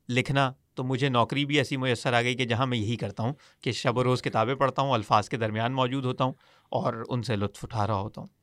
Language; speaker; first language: Urdu; native; Urdu